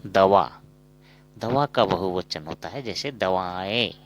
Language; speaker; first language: Hindi; non-native, local second language; Assamese